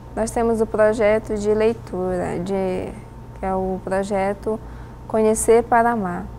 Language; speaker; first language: Portuguese; native; Portuguese